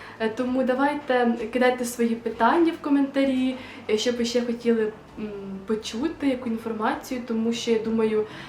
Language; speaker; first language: Ukrainian; non-native, local second language; Russian